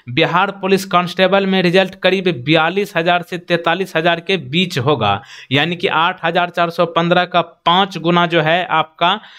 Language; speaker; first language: Hindi; native; Hindi